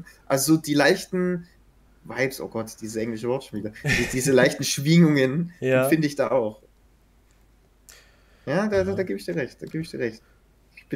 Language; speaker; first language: German; native; German